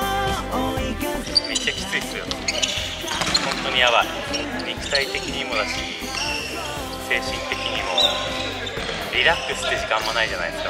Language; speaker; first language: Japanese; native; Japanese